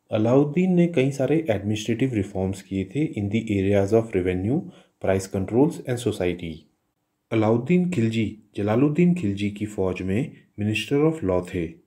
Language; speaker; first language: Hindi; native; Hindi